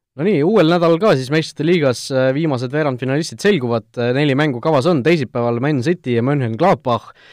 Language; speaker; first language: Estonian; native; Estonian